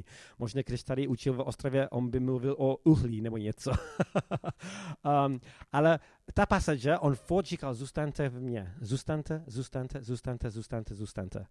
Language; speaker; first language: Czech; non-native, fluent; English